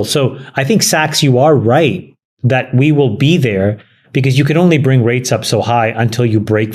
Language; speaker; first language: English; native; English